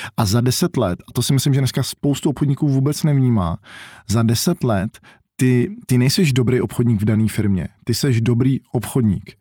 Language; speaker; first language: Czech; native; Czech